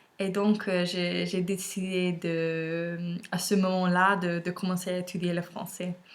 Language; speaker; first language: French; non-native, learner; English